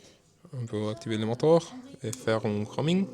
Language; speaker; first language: French; non-native, learner; Spanish